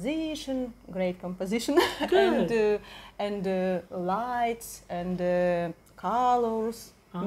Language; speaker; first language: English; non-native, learner; Russian